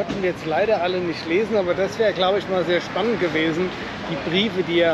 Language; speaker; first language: German; native; German